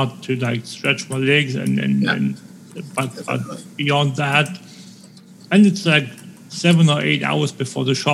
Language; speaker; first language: English; non-native, fluent; German